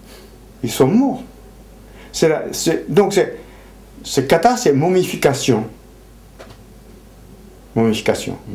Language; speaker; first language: French; non-native, fluent; Japanese